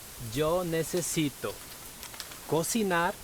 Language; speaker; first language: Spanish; non-native, fluent; English